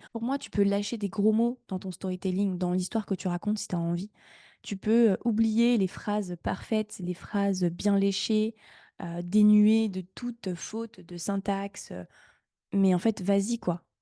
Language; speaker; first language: French; native; French